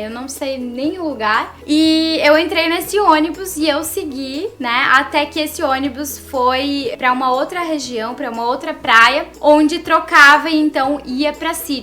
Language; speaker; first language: Portuguese; native; Portuguese